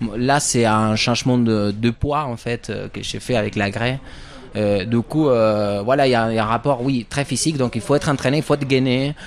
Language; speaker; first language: French; non-native, fluent; Spanish